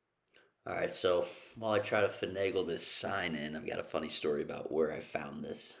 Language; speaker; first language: English; native; English